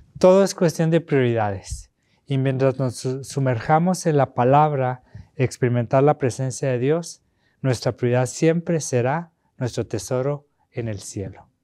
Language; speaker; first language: Spanish; native; Spanish